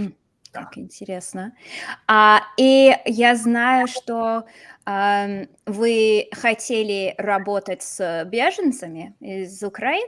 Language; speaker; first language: Russian; non-native, fluent; English